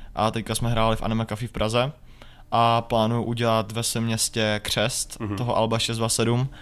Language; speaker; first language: Czech; native; Czech